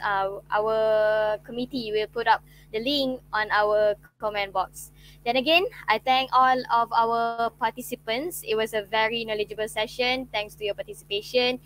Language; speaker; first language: English; non-native, local second language; Malay